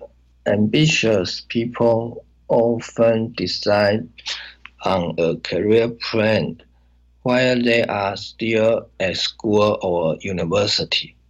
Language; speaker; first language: English; non-native, learner; Chinese